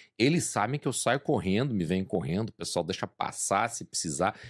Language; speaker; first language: Portuguese; native; Portuguese